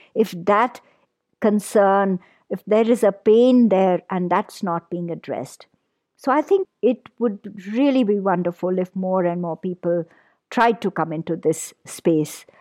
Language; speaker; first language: English; non-native, local second language; Punjabi